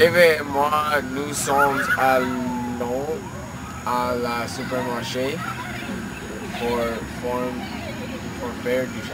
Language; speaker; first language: French; non-native, learner; English